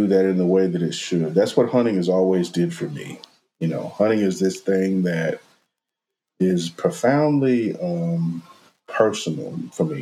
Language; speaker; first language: English; native; English